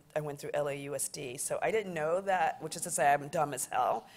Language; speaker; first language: English; native; English